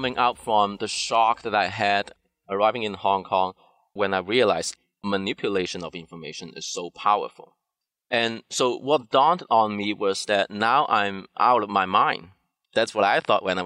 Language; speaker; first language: English; non-native, fluent; Cantonese